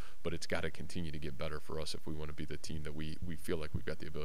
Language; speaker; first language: English; native; English